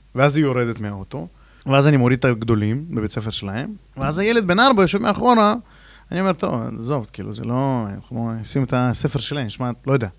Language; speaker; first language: Hebrew; non-native, fluent; Russian